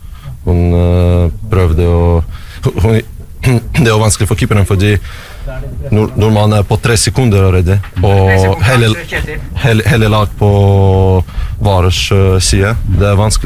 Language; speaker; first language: Norwegian; non-native, learner; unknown